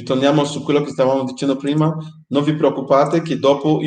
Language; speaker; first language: Italian; non-native, fluent; English